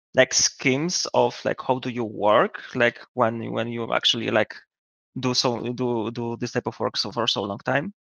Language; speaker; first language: English; non-native, learner; Polish